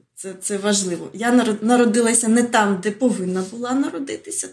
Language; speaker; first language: Ukrainian; early bilingual, other home language; Russian